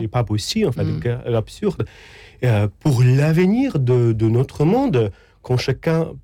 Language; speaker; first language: French; non-native, fluent; Ukrainian